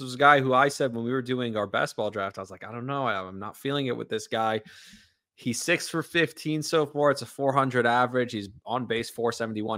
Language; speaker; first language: English; native; English